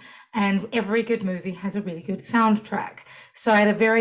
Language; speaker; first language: English; native; English